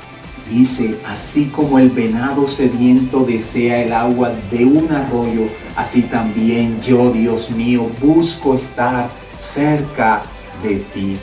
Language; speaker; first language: Spanish; native; Spanish